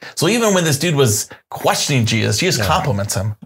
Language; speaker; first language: English; native; English